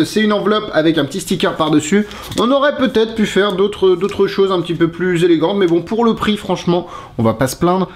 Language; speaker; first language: French; native; French